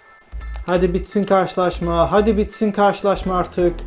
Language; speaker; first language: Turkish; native; Turkish